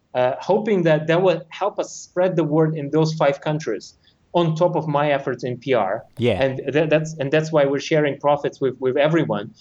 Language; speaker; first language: English; non-native, fluent; Russian